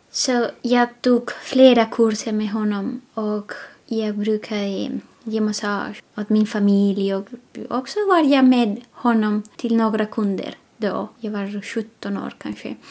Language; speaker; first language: Swedish; non-native, fluent; Spanish